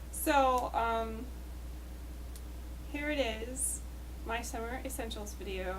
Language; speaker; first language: English; native; English